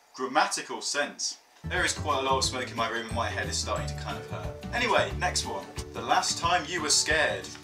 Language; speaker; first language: English; native; English